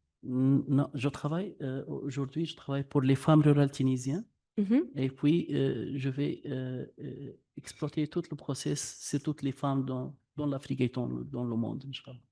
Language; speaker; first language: French; non-native, local second language; Arabic